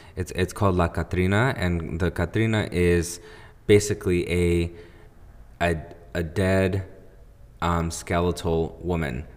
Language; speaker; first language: English; early bilingual, other home language; Spanish